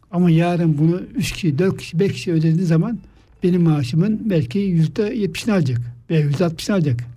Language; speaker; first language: Turkish; native; Turkish